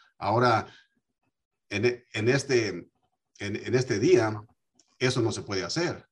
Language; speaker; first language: Spanish; early bilingual, heritage; Spanish